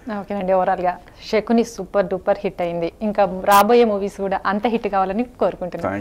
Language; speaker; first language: Telugu; native; Telugu